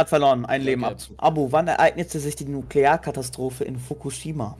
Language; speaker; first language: German; native; German